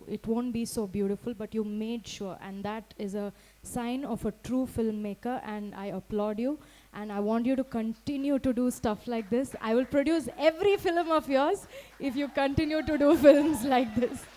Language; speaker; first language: Telugu; non-native, fluent; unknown